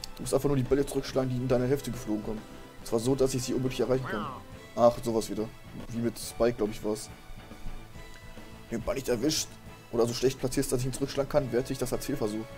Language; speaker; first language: German; native; German